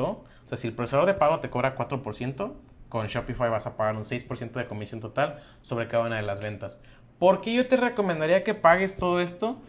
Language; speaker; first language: Spanish; native; Spanish